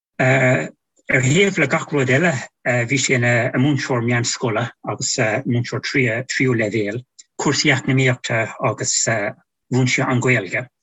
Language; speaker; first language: Irish; native; Irish